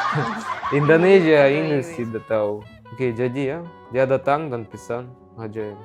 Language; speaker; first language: Indonesian; non-native, learner; Russian